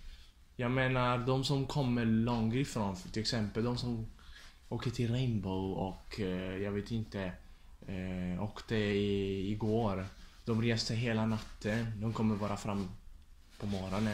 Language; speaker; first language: Swedish; non-native, learner; Italian